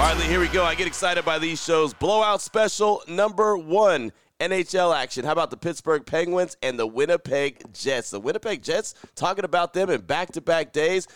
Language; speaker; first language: English; native; English